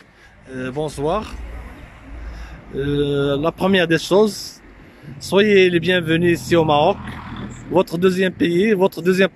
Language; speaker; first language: French; non-native, local second language; Arabic